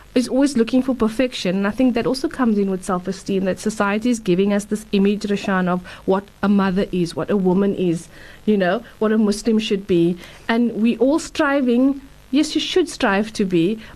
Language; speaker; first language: English; native; English